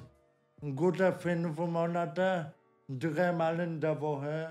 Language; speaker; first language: German; non-native, learner; Polish